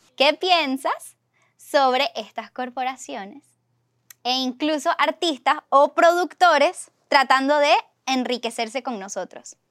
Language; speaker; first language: Spanish; early bilingual, heritage; Spanish